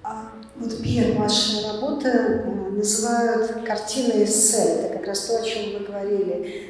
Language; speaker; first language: Russian; native; Russian